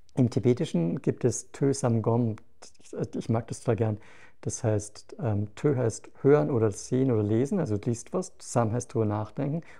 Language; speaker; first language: German; native; German